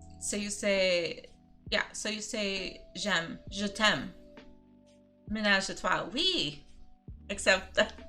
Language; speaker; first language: French; non-native, learner; English